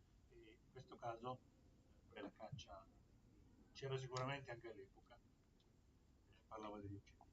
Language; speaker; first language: Italian; native; Italian